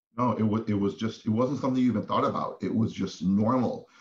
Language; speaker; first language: English; non-native, fluent; Hebrew